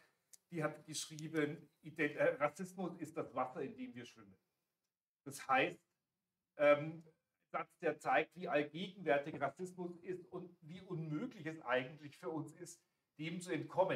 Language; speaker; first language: German; native; German